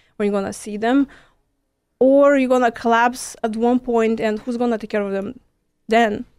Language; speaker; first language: English; non-native, fluent; Lithuanian